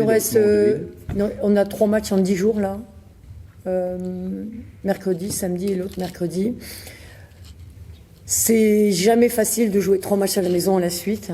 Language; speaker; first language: French; native; French